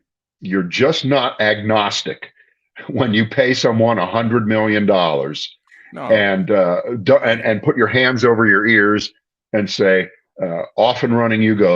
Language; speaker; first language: English; native; English